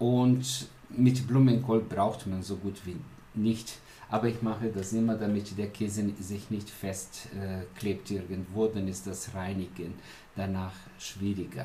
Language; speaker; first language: German; non-native, fluent; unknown